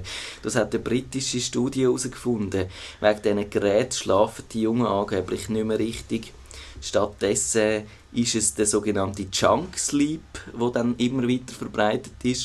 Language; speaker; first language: German; native; German